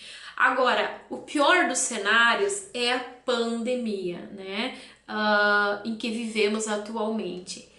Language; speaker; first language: Portuguese; native; Portuguese